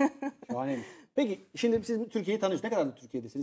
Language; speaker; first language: Turkish; native; Turkish